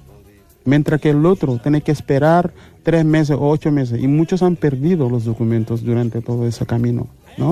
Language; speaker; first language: Spanish; non-native, fluent; Mandingo